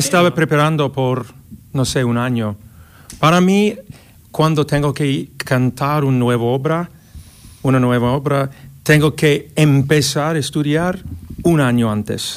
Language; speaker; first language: Spanish; non-native, fluent; English